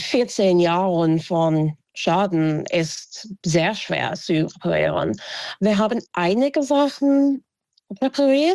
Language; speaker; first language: German; non-native, fluent; English